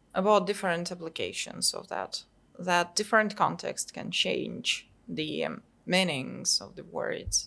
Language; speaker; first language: English; non-native, fluent; Ukrainian